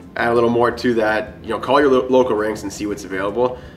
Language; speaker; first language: English; native; English